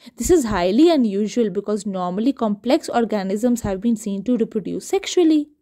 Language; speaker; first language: English; non-native, local second language; Urdu